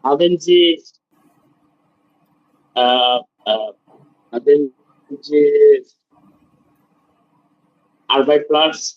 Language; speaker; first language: German; non-native, learner; Bangla